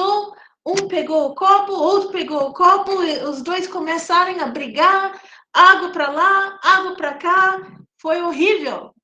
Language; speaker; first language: Portuguese; non-native, fluent; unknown